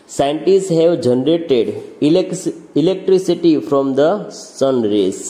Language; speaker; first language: English; non-native, local second language; Gujarati